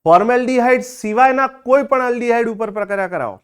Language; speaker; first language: Hindi; non-native, local second language; Gujarati